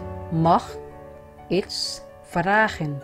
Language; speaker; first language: Dutch; non-native, learner; Vietnamese